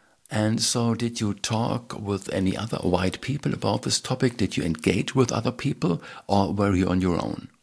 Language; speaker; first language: English; non-native, fluent; German